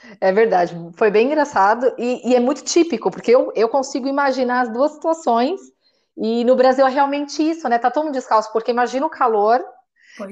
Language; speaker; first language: Portuguese; native; Portuguese